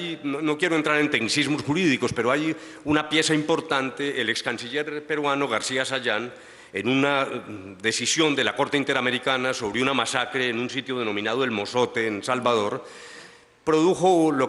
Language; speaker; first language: Spanish; native; Spanish